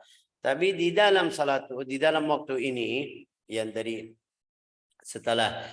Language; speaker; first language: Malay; non-native, fluent; Arabic